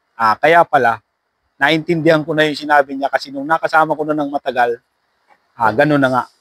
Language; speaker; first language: Filipino; native; Filipino